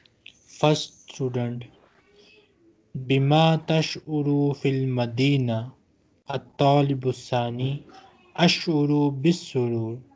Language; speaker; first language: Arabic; non-native, fluent; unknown